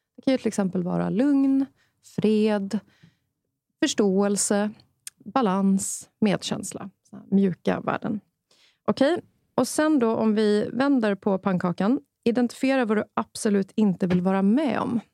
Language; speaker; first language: Swedish; native; Swedish